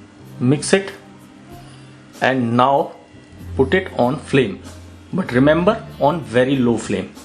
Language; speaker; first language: English; non-native, local second language; Hindi